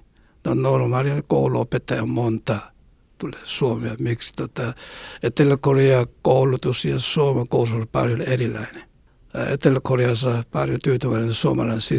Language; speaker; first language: Finnish; non-native, learner; Korean